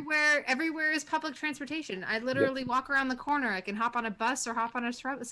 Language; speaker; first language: English; native; English